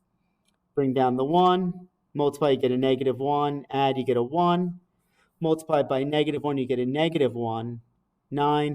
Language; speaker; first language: English; native; English